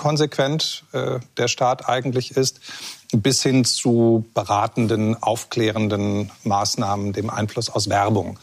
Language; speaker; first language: German; native; German